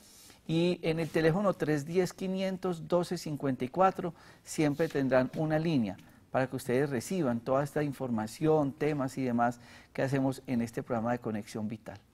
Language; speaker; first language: Spanish; native; Spanish